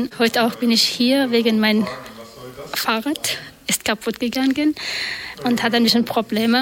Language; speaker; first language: German; non-native, learner; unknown